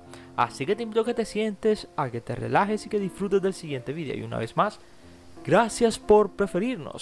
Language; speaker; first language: Spanish; native; Spanish